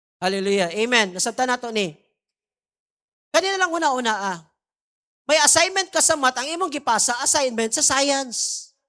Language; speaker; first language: Cebuano; non-native, local second language; Maguindanaon